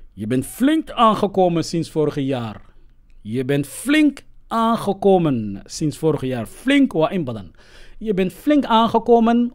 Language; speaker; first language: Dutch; non-native, fluent; Somali